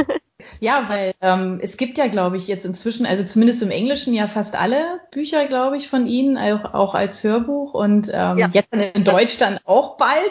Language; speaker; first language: German; native; German